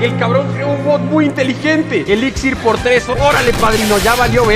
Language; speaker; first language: Spanish; native; Spanish